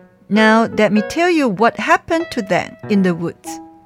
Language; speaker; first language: English; non-native, fluent; Chinese